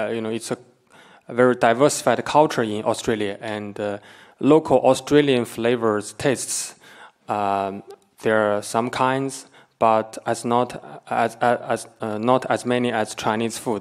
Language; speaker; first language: English; non-native, fluent; Chinese